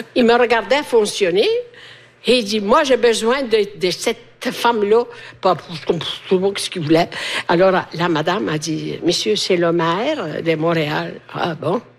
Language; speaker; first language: French; non-native, fluent; Italian